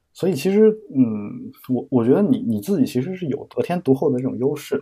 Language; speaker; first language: Chinese; native; Chinese